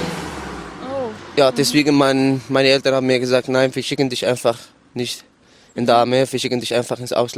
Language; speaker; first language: German; non-native, learner; Arabic